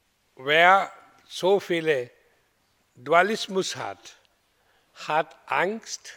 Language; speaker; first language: German; non-native, fluent; Hindi